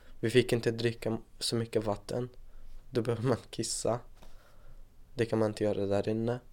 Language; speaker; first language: Swedish; non-native, fluent; Persian